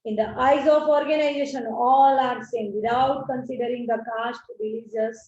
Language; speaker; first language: English; non-native, local second language; Gujarati